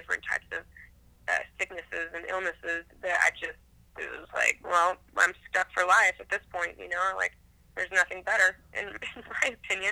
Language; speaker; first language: English; native; English